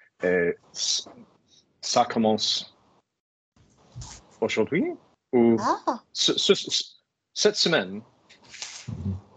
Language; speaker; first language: French; non-native, learner; English